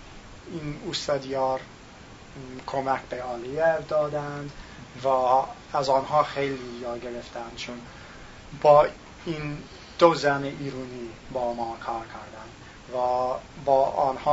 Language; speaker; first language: Persian; non-native, learner; English